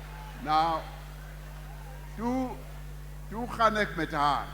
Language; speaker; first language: Afrikaans; non-native, local second language; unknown